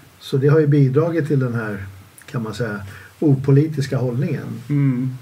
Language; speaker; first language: Swedish; native; Swedish